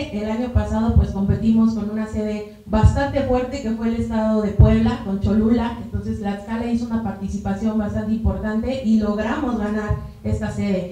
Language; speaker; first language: Spanish; native; Spanish